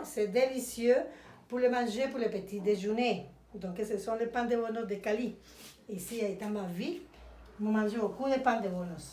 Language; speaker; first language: French; non-native, fluent; Spanish